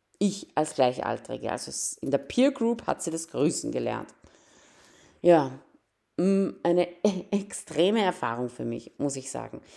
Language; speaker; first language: German; early bilingual, other home language; Persian